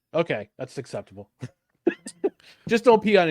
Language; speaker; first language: English; native; English